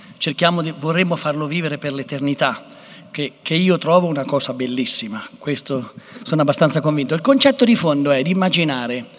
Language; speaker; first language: Italian; native; Italian